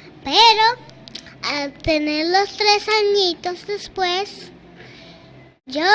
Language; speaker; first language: Spanish; early bilingual, other home language; Haitian Creole